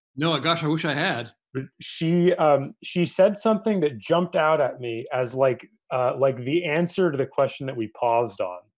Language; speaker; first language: English; native; English